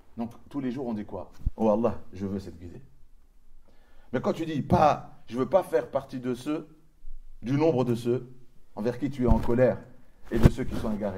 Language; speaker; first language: French; native; French